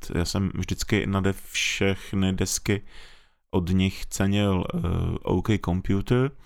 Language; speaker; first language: Czech; native; Czech